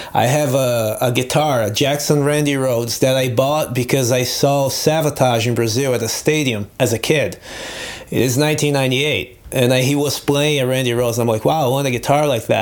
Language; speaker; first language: English; non-native, fluent; Portuguese